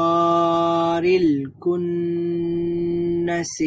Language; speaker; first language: Arabic; non-native, learner; Bangla